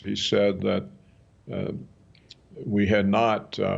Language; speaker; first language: English; native; English